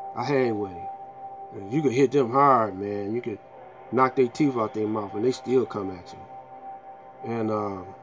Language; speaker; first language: English; native; English